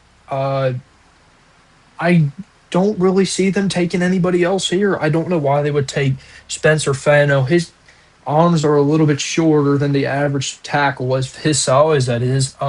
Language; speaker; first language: English; native; English